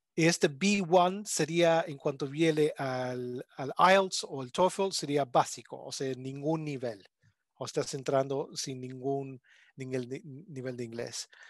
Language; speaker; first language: Spanish; non-native, fluent; English